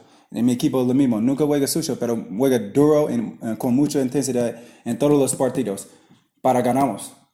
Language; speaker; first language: Spanish; non-native, learner; English